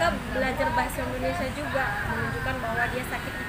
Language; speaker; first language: Indonesian; non-native, local second language; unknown